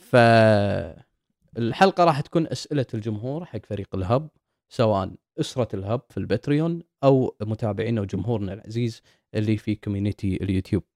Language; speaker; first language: Arabic; native; Arabic